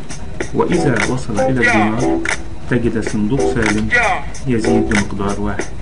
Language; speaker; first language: Arabic; native; Arabic